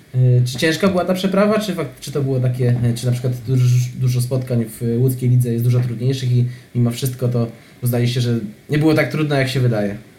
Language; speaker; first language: Polish; native; Polish